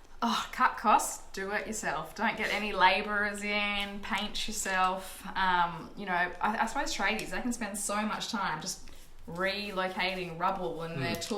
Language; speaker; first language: English; native; English